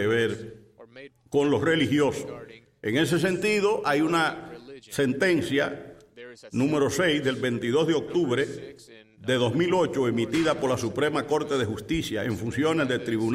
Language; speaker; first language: Spanish; native; Spanish